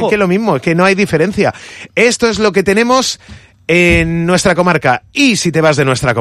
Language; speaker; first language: Spanish; native; Spanish